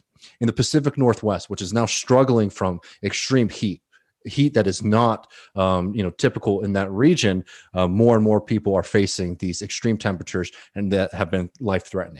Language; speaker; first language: English; native; English